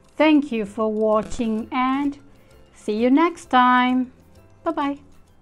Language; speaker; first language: English; non-native, local second language; Malay